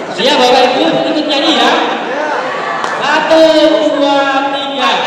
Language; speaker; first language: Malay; non-native, local second language; Javanese